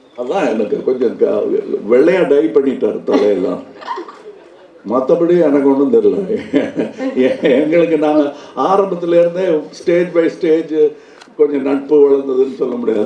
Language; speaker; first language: Tamil; native; Tamil